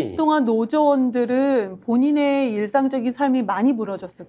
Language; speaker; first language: Korean; native; Korean